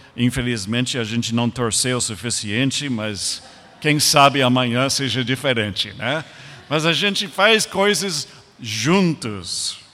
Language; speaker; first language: Portuguese; non-native, fluent; English